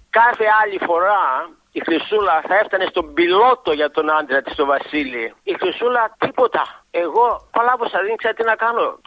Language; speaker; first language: Greek; native; Greek